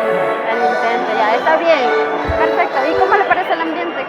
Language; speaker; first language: Spanish; native; Spanish